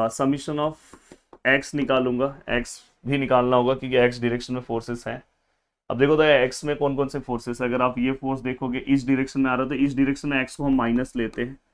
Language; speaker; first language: Hindi; non-native, local second language; Marathi